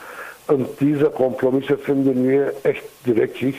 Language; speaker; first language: German; non-native, fluent; Kurdish